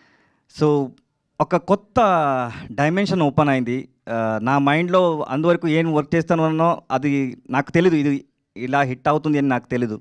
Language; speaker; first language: Telugu; non-native, learner; Kannada